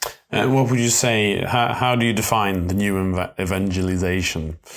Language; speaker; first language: English; non-native, fluent; Swedish